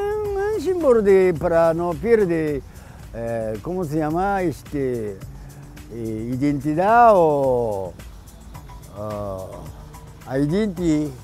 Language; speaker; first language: Spanish; non-native, learner; Japanese